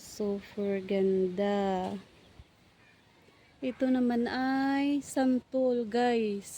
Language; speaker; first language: Filipino; native; Filipino